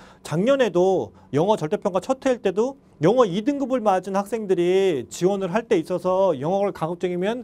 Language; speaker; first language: Korean; native; Korean